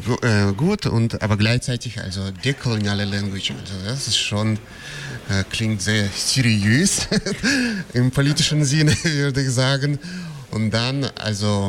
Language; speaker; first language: German; non-native, fluent; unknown